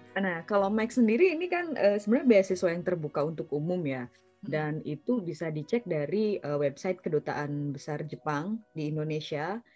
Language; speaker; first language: Indonesian; native; Indonesian